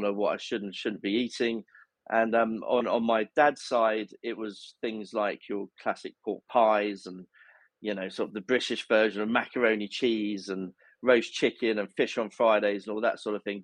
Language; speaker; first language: English; native; English